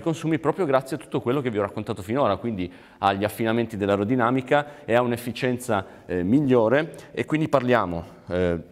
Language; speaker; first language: Italian; native; Italian